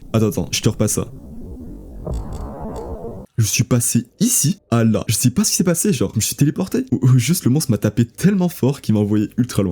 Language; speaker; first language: French; native; French